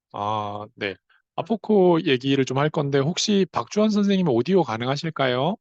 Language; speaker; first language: Korean; native; Korean